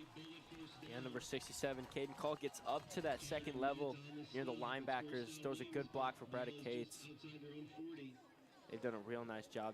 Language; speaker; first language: English; native; English